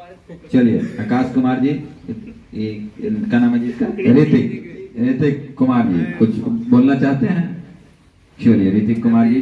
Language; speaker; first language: Hindi; native; Hindi